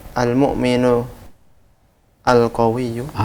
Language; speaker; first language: Arabic; non-native, learner; Indonesian